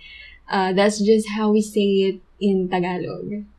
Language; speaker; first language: English; non-native, local second language; Filipino